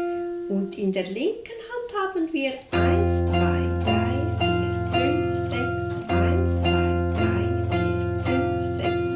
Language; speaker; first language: German; native; German